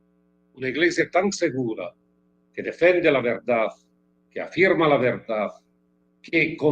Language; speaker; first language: Spanish; non-native, fluent; Italian